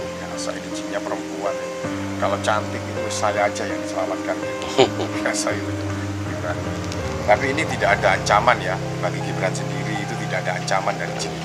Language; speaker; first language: Indonesian; native; Indonesian